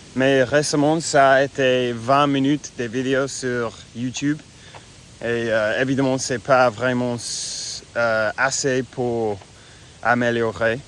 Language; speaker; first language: French; non-native, fluent; Spanish